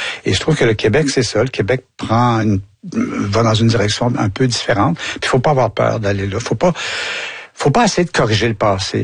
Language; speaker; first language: French; native; French